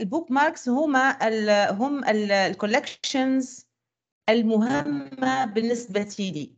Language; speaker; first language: Arabic; native; Arabic